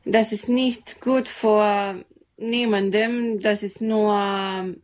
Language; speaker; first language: German; non-native, learner; Serbian